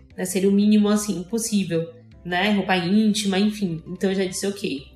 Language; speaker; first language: Portuguese; native; Portuguese